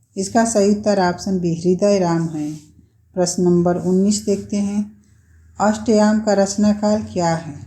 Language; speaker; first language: Hindi; native; Hindi